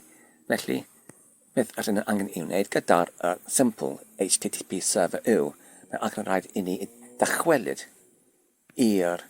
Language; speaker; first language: Welsh; non-native, learner; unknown